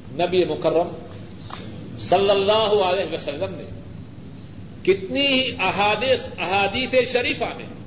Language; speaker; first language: Urdu; non-native, local second language; Punjabi